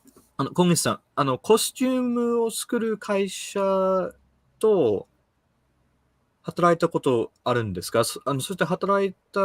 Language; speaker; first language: Japanese; early bilingual, heritage; Japanese